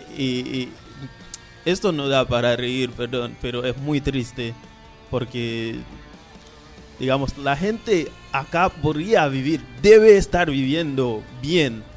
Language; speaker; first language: Spanish; non-native, fluent; Haitian Creole